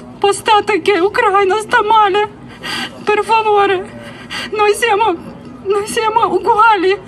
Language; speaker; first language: Italian; non-native, learner; Ukrainian